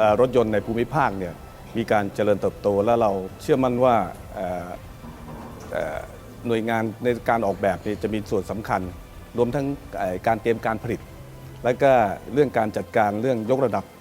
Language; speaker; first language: Thai; native; Thai